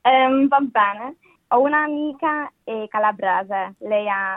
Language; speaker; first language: Italian; non-native, fluent; English